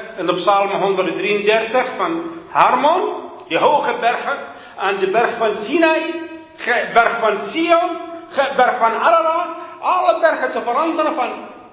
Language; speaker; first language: Dutch; non-native, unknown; Arabic